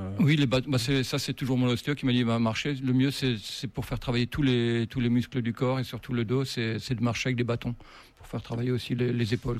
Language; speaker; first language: French; native; French